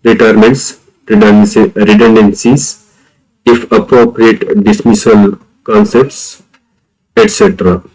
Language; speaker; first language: English; non-native, local second language; Kannada